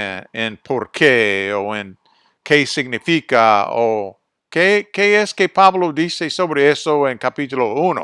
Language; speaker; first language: Spanish; non-native, fluent; English